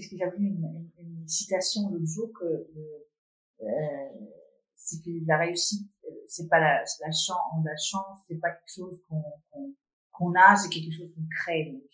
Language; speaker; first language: French; non-native, fluent; Danish